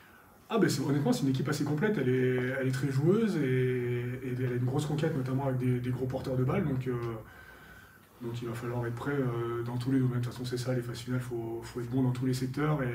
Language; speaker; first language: French; native; French